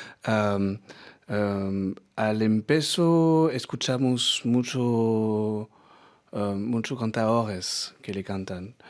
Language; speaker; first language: Spanish; non-native, learner; French